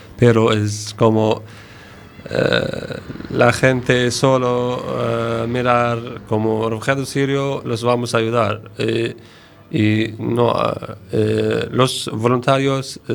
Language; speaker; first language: Spanish; non-native, learner; Arabic